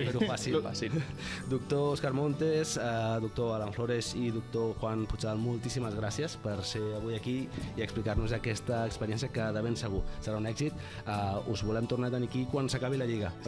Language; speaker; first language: Catalan; native; Catalan